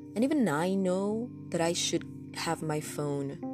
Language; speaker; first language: English; non-native, fluent; Spanish